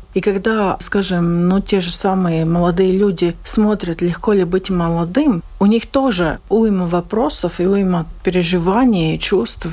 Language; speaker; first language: Russian; non-native, local second language; Latvian